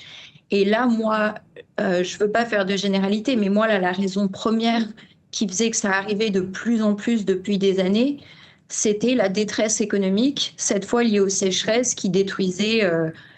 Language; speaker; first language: French; native; French